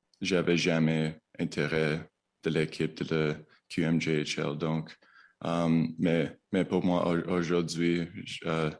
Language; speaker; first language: French; non-native, learner; English